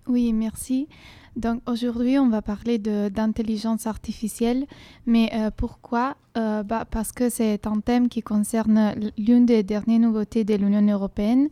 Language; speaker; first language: French; non-native, fluent; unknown